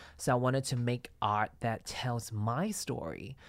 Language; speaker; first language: English; non-native, local second language; Cantonese